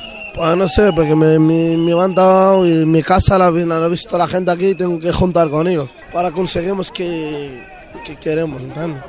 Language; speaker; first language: Spanish; non-native, learner; Arabic